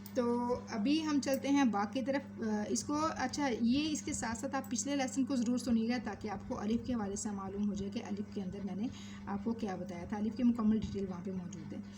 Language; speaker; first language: Urdu; native; Urdu